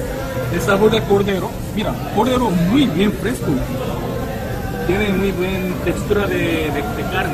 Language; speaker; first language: Spanish; non-native, learner; Korean